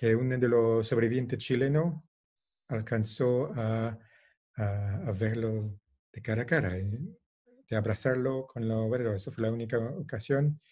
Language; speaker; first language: Spanish; non-native, fluent; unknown